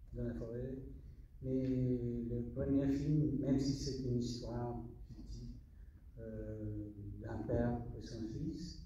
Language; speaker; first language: French; non-native, fluent; English